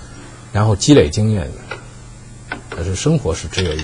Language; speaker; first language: Chinese; native; Chinese